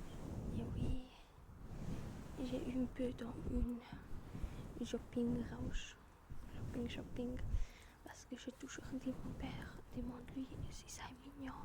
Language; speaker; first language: French; non-native, learner; German